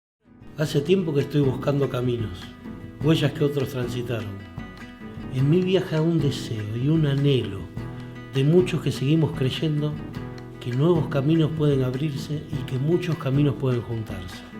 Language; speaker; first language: Spanish; native; Spanish